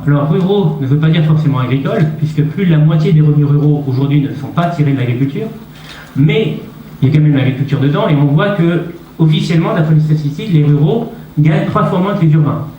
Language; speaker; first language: French; native; French